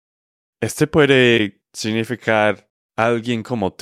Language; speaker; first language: Spanish; non-native, fluent; English